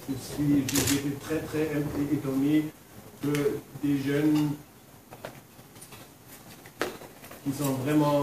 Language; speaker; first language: French; non-native, fluent; German